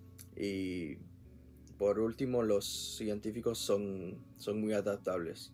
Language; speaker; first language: Spanish; non-native, learner; English